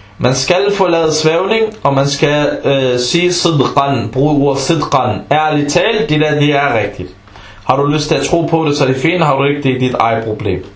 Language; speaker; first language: Danish; non-native, fluent; Arabic